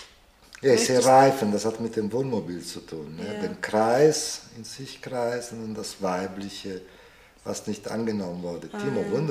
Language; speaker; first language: German; non-native, fluent; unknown